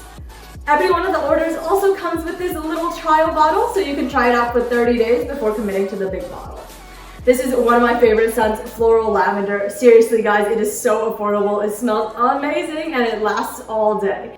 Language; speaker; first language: English; native; English